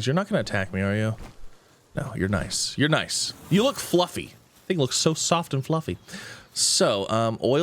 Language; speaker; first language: English; native; English